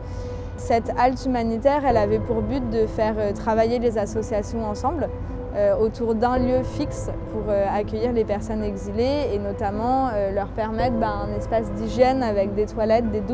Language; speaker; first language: French; native; French